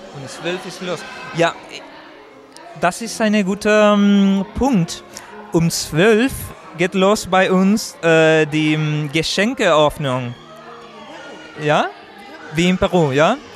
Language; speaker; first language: German; non-native, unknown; Spanish